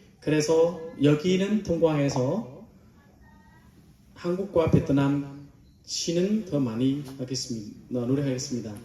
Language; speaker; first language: Korean; non-native, learner; Vietnamese